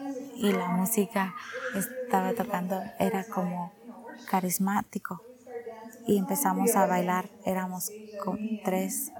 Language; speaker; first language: Spanish; early bilingual, heritage; Spanish